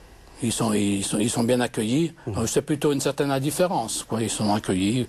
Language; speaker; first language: French; native; French